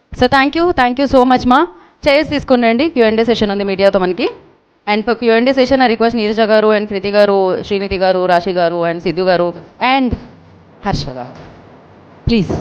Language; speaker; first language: Telugu; native; Telugu